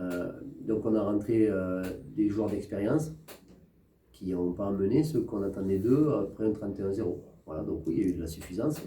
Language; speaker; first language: French; native; French